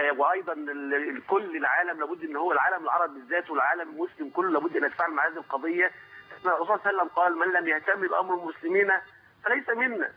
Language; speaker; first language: Arabic; native; Arabic